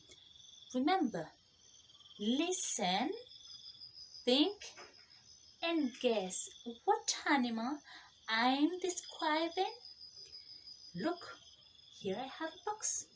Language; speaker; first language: English; non-native, fluent; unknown